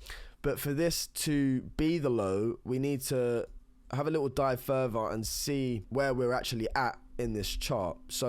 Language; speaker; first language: English; native; English